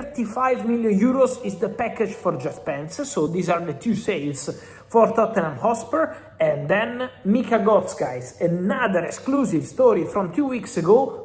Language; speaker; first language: English; non-native, fluent; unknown